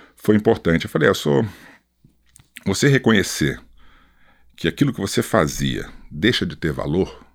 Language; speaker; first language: Portuguese; native; Portuguese